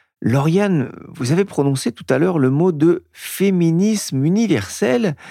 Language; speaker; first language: French; native; French